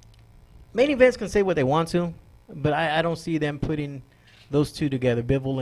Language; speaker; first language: English; native; English